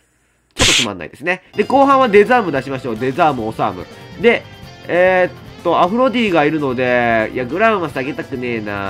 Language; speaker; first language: Japanese; native; Japanese